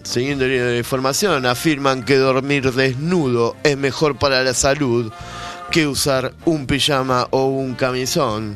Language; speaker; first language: Spanish; native; Spanish